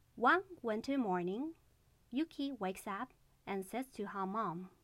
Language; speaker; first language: English; non-native, learner; Japanese